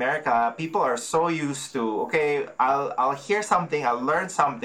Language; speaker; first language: English; non-native, local second language; Filipino